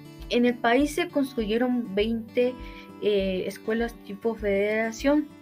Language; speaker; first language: Spanish; native; Spanish